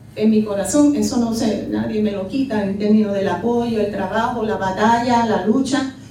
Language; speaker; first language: Spanish; early bilingual, heritage; Spanish